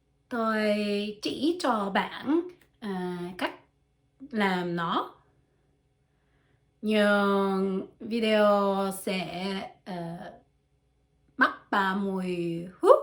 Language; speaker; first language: Vietnamese; non-native, learner; French